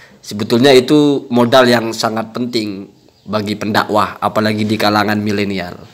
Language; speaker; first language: Indonesian; non-native, local second language; Madurese